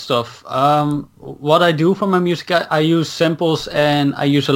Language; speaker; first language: English; non-native, fluent; Dutch